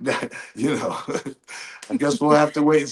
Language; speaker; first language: English; native; English